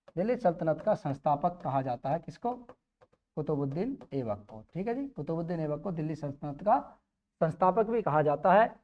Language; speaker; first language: Hindi; native; Hindi